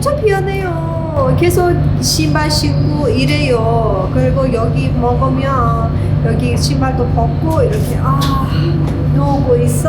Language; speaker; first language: Korean; non-native, learner; Persian